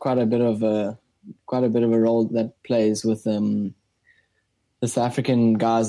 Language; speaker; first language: English; native; English